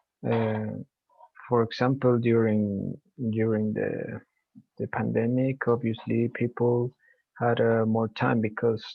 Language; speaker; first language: English; non-native, learner; Spanish